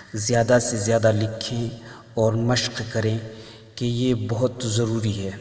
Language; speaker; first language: Urdu; native; Urdu